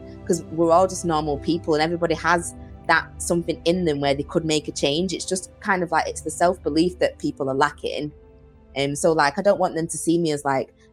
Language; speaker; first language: English; native; English